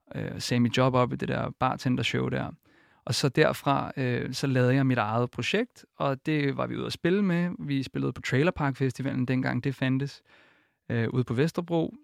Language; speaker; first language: Danish; early bilingual, other home language; Icelandic